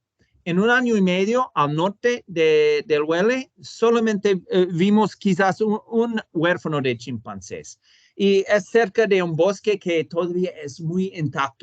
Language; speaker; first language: Spanish; non-native, fluent; English